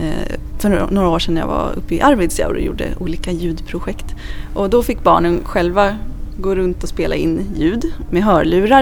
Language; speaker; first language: Swedish; native; Swedish